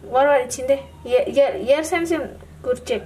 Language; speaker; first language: Turkish; non-native, learner; Indonesian